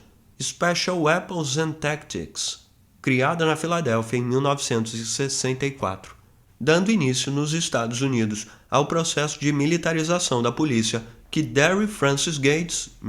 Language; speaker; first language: Portuguese; native; Portuguese